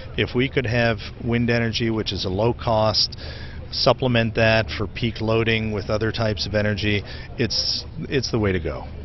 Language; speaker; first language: English; native; English